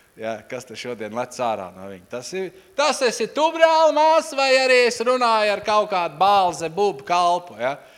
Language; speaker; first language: Latvian; non-native, local second language; Russian